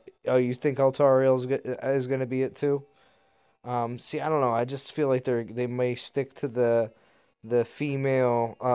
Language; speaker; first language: English; native; English